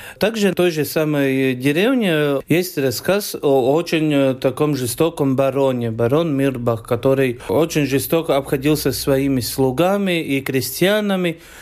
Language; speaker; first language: Russian; non-native, fluent; Latvian